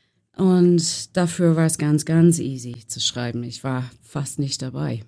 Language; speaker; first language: German; non-native, learner; English